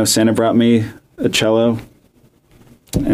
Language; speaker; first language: English; native; English